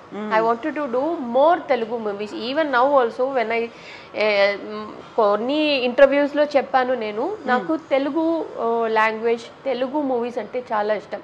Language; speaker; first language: Telugu; non-native, local second language; Tamil